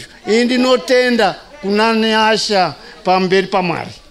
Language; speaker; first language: Portuguese; non-native, local second language; Shona